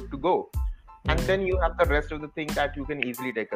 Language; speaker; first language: English; non-native, local second language; Hindi